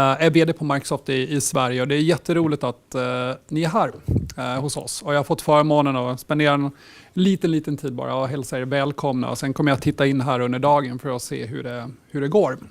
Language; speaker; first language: Swedish; early bilingual, heritage; Swedish